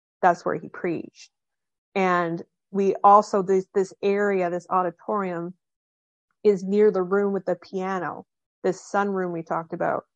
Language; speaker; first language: English; native; English